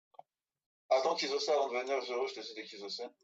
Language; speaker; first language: French; native; French